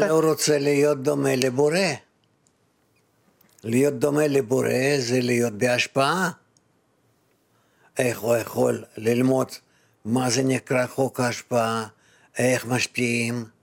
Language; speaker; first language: Hebrew; non-native, fluent; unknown